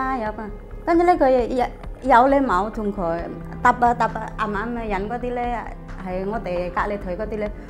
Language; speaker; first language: Chinese; non-native, fluent; Indonesian